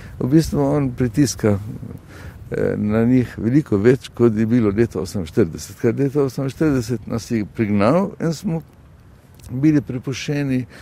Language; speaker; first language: Slovenian; non-native, fluent; Arabic